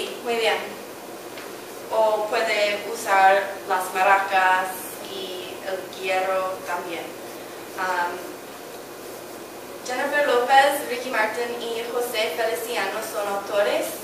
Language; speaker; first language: Spanish; non-native, learner; English